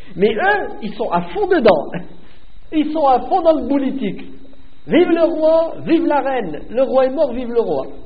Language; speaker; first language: French; native; French